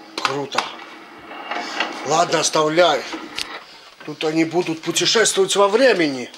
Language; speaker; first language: Russian; native; Russian